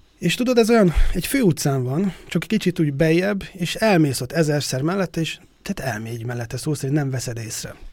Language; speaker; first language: Hungarian; native; Hungarian